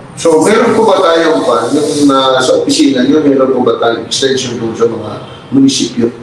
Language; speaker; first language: Filipino; non-native, local second language; Masbatenyo